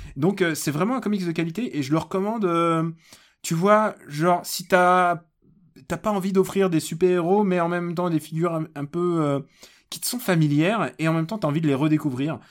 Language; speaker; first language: French; early bilingual, other home language; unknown